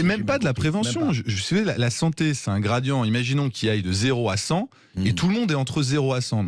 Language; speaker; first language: French; native; French